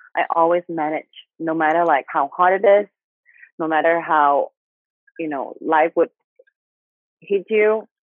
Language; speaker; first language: English; non-native, fluent; Thai